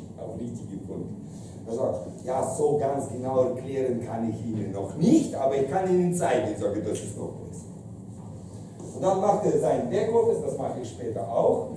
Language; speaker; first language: German; non-native, fluent; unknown